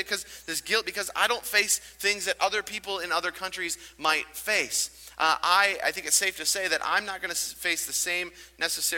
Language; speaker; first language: English; native; English